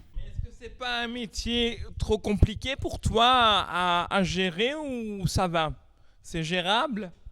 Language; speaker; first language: French; native; French